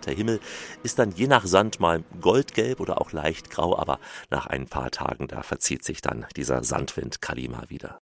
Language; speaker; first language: German; native; German